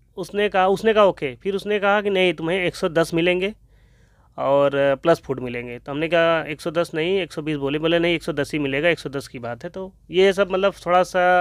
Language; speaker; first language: Hindi; native; Hindi